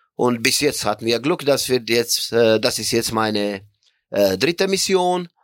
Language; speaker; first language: German; non-native, fluent; Croatian